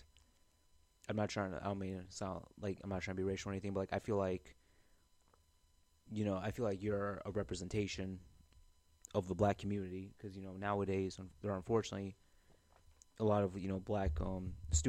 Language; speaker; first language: English; native; English